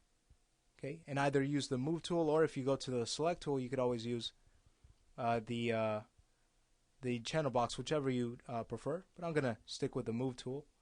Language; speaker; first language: English; native; English